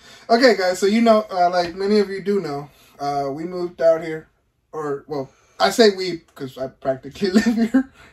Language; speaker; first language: English; early bilingual, other home language; Spanish